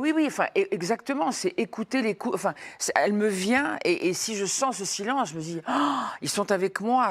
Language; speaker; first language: French; native; French